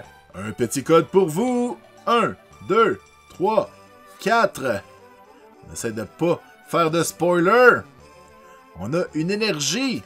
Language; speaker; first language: French; native; French